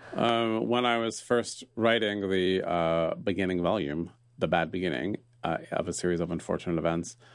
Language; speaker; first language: English; native; English